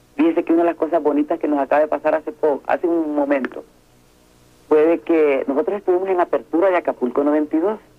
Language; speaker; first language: Spanish; native; Spanish